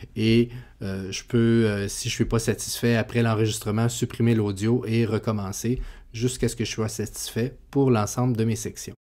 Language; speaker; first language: French; native; French